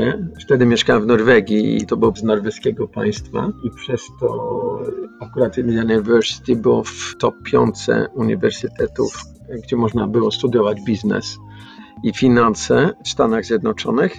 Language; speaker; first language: Polish; early bilingual, heritage; Polish